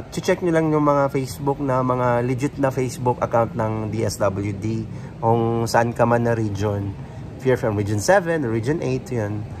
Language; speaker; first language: Filipino; non-native, local second language; Cebuano